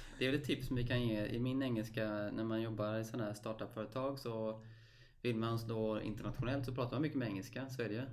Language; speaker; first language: Swedish; native; Swedish